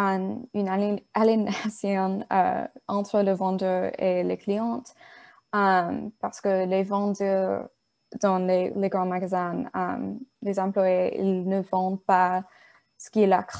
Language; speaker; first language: French; non-native, learner; English